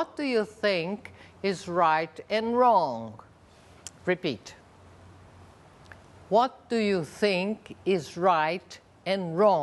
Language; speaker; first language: English; non-native, fluent; Portuguese